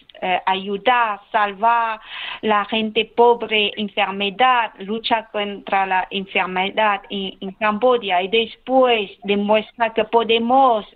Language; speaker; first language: Spanish; non-native, learner; Khmer